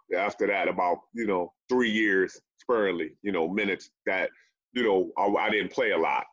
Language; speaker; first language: English; native; English